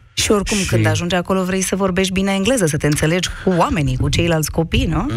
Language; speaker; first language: Romanian; native; Romanian